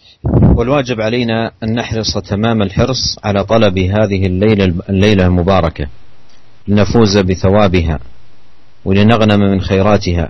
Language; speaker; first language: Arabic; native; Arabic